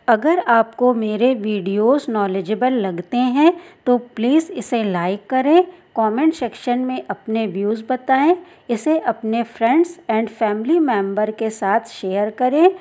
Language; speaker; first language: Hindi; native; Hindi